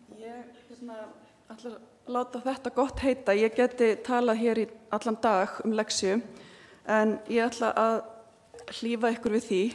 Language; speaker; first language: Icelandic; native; Icelandic